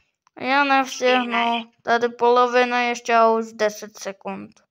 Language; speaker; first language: Czech; early bilingual, other home language; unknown